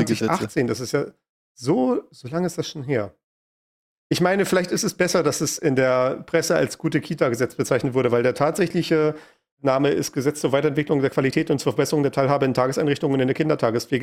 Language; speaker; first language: German; native; German